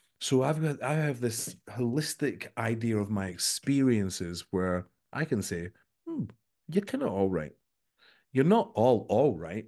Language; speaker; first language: English; native; English